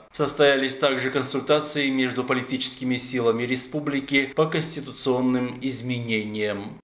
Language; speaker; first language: Russian; non-native, local second language; Armenian